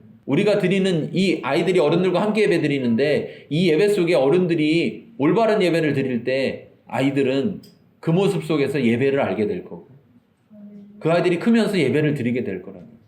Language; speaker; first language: Korean; native; Korean